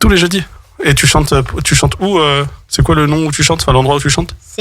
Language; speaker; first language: French; native; French